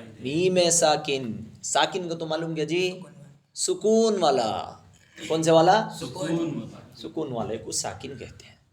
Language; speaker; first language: Urdu; native; Urdu